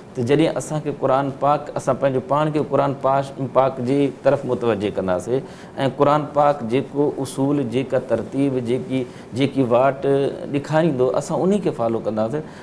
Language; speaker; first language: Sindhi; native; Sindhi